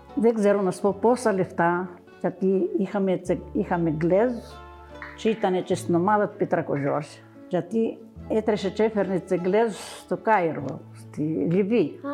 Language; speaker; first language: Greek; native; Greek